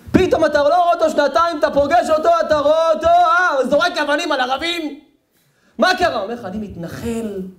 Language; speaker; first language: Hebrew; native; Hebrew